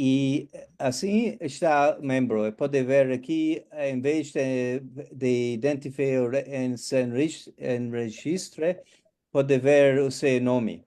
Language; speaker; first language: Portuguese; non-native, fluent; English